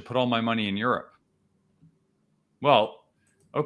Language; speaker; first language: English; native; English